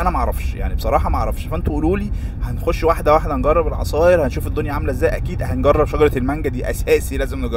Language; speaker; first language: Arabic; native; Arabic